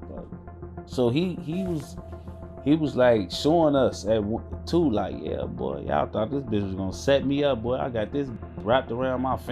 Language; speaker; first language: English; native; English